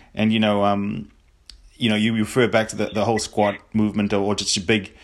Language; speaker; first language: English; native; English